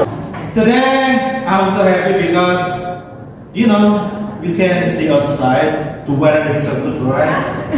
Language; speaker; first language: English; non-native, fluent; Indonesian